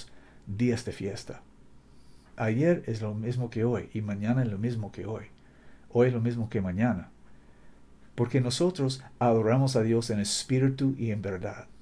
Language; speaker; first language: Spanish; non-native, fluent; English